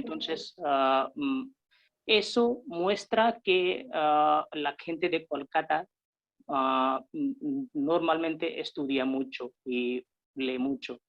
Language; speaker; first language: Spanish; non-native, fluent; Hindi